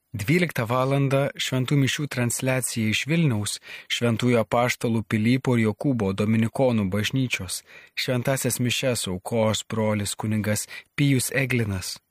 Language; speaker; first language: Lithuanian; native; Lithuanian